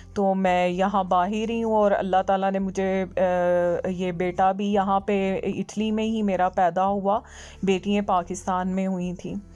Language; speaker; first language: Urdu; native; Urdu